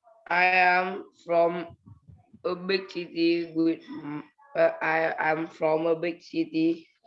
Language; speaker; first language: English; non-native, learner; Vietnamese